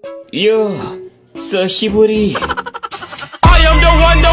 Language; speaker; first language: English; non-native, local second language; Filipino